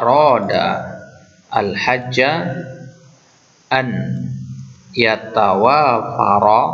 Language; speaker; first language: Arabic; non-native, fluent; Indonesian